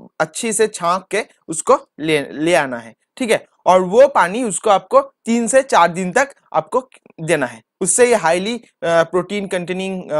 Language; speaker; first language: Hindi; non-native, local second language; Bangla